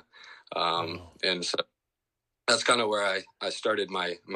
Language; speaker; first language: English; native; English